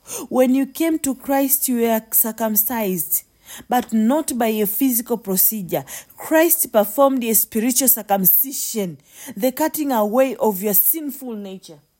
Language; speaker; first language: English; non-native, local second language; Swahili